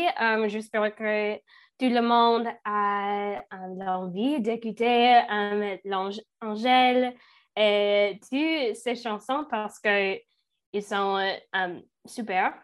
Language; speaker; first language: French; non-native, learner; English